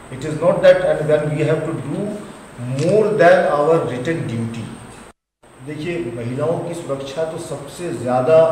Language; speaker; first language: Hindi; native; Hindi